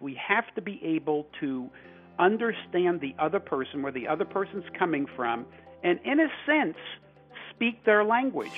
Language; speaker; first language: English; native; English